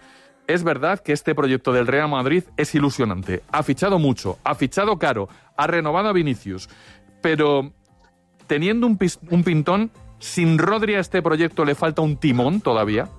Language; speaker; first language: Spanish; native; Spanish